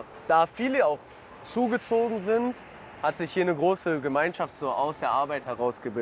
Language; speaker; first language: German; native; German